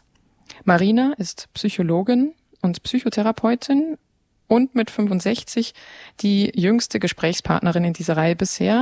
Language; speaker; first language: German; native; German